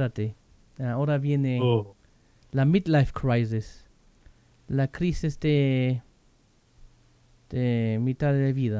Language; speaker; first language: Spanish; non-native, fluent; German